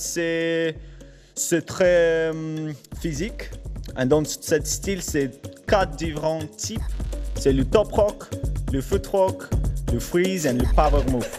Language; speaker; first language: French; non-native, learner; Latvian